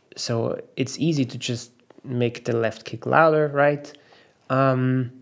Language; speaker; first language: English; non-native, fluent; German